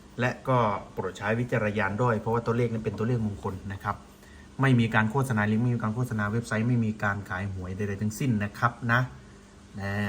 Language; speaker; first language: Thai; native; Thai